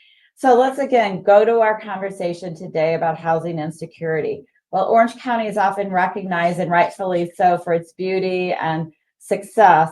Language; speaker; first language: English; native; English